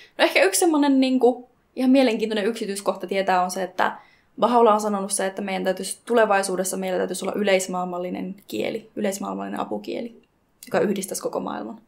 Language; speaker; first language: Finnish; native; Finnish